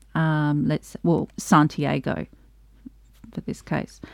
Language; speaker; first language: English; native; English